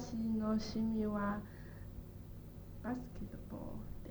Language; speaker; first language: Japanese; non-native, learner; English